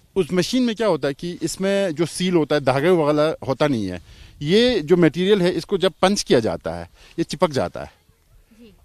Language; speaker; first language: Hindi; non-native, local second language; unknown